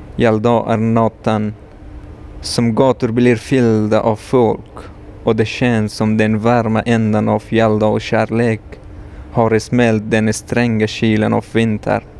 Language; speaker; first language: Swedish; non-native, learner; Persian